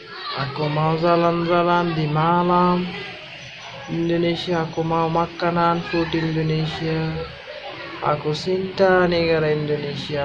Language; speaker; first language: Indonesian; non-native, learner; Bangla